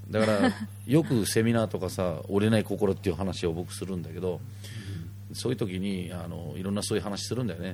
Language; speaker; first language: Japanese; non-native, fluent; Danish